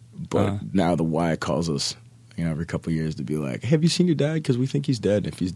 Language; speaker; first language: English; native; English